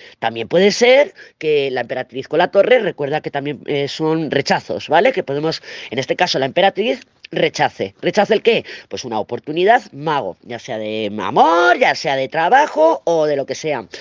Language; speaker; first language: Spanish; native; Spanish